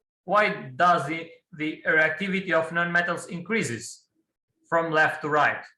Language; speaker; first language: English; non-native, fluent; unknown